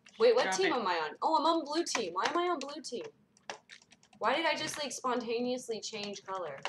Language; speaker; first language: English; native; English